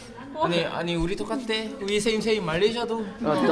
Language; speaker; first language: Korean; non-native, learner; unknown